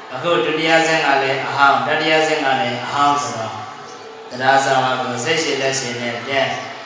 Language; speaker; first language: Burmese; native; Burmese